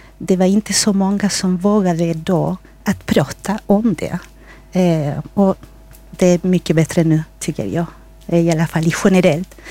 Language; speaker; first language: Swedish; non-native, fluent; Spanish